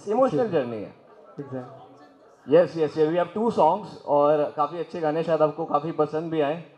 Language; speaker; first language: Hindi; native; Hindi